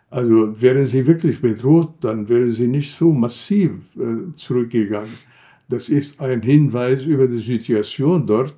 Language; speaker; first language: German; non-native, fluent; Arabic